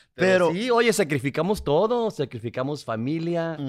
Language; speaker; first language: Spanish; native; Spanish